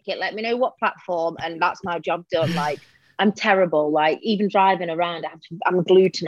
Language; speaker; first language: English; native; English